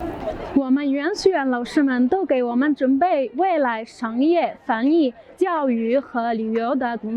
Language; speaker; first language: Chinese; non-native, learner; Arabic